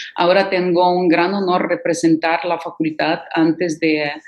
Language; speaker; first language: Spanish; non-native, fluent; Ukrainian